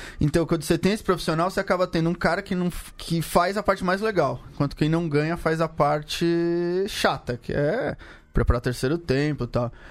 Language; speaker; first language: Portuguese; native; Portuguese